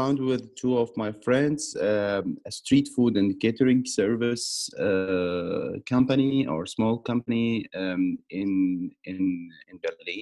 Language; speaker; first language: English; non-native, learner; Arabic